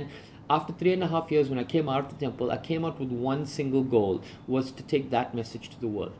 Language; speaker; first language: English; native; English